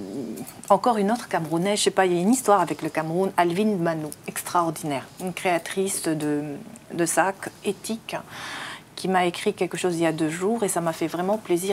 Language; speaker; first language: French; native; French